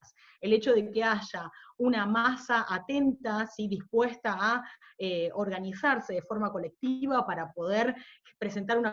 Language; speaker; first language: Spanish; native; Spanish